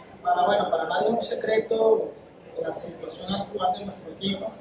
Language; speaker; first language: Spanish; native; Spanish